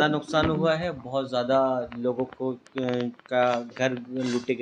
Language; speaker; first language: Hindi; native; Hindi